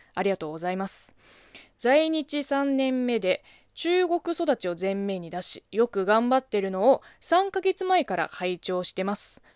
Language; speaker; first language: Japanese; non-native, fluent; Chinese